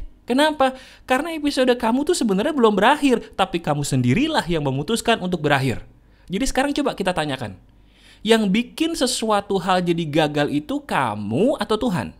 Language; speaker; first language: Indonesian; native; Indonesian